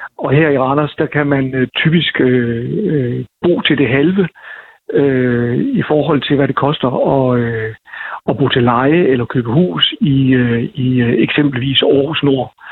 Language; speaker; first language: Danish; native; Danish